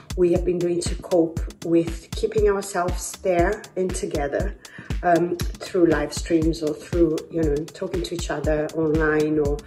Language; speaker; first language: English; non-native, fluent; Portuguese